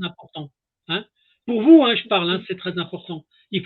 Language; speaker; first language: French; native; French